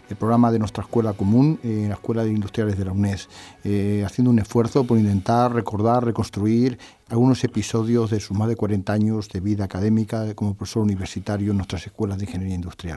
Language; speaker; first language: Spanish; native; Spanish